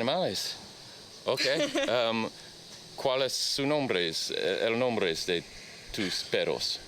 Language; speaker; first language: Spanish; non-native, learner; English